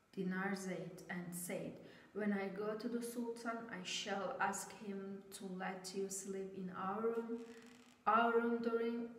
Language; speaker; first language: English; non-native, learner; Turkish